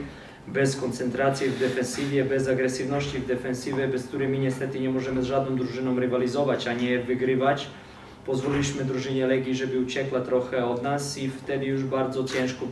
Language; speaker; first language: Polish; non-native, fluent; Serbian